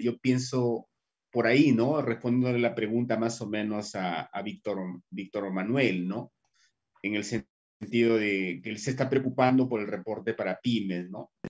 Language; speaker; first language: Spanish; native; Spanish